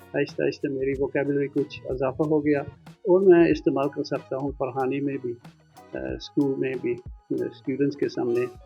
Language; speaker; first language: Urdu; non-native, fluent; Dutch